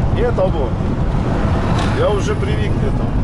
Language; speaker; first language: Russian; non-native, learner; Armenian